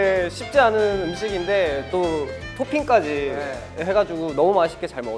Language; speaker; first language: Korean; native; Korean